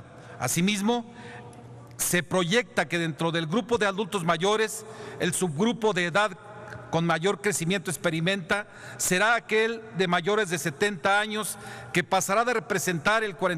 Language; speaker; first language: Spanish; native; Spanish